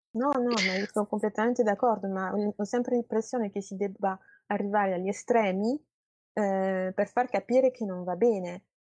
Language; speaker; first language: Italian; non-native, fluent; French